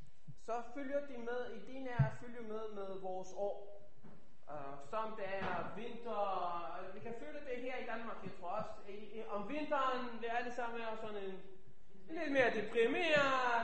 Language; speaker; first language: Danish; non-native, fluent; Hebrew